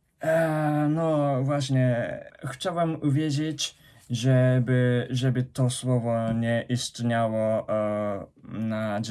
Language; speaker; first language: Polish; non-native, fluent; Japanese